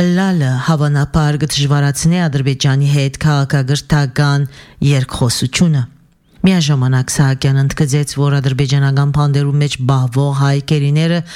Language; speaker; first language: Armenian; early bilingual, heritage; Armenian